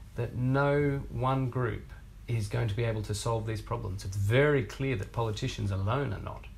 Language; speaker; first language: English; native; English